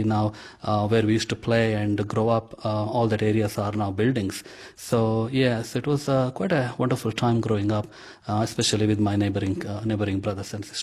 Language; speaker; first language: English; non-native, local second language; Konkani